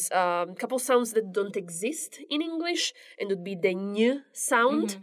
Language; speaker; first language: English; non-native, fluent; Italian